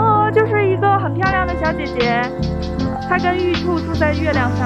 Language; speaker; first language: Chinese; native; Chinese